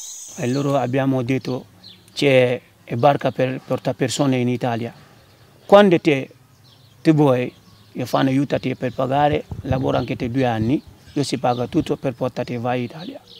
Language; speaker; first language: Italian; non-native, learner; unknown